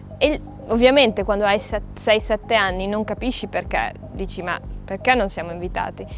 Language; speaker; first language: Italian; early bilingual, other home language; Russian